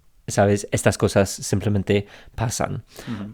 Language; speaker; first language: Spanish; non-native, fluent; English